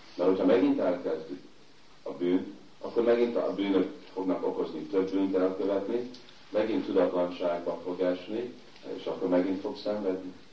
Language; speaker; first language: Hungarian; early bilingual, heritage; Hungarian